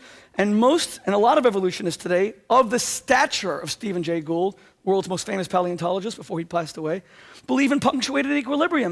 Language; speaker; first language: English; native; English